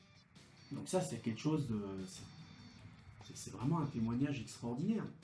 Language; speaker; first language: French; native; French